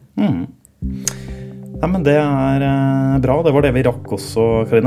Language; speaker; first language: Norwegian; native; Norwegian